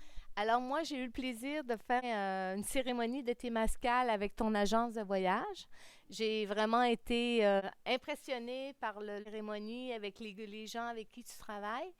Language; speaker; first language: French; native; French